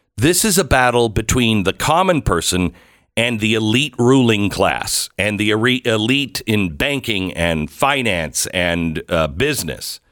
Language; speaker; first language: English; native; English